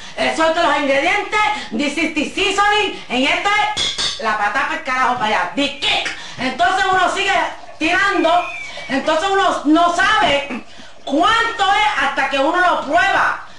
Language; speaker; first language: Spanish; early bilingual, heritage; Spanish